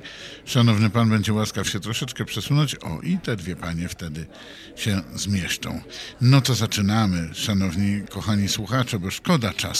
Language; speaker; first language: Polish; native; Polish